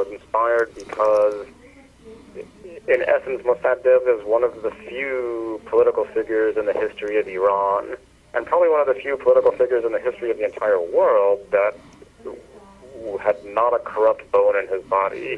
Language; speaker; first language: English; early bilingual, other home language; Persian